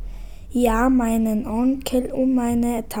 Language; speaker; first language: German; early bilingual, other home language; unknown